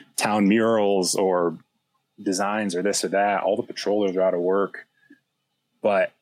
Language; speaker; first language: English; native; English